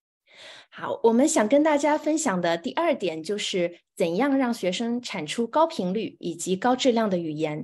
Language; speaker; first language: Chinese; native; Chinese